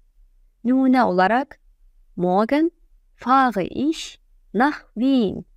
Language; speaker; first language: German; non-native, fluent; Azerbaijani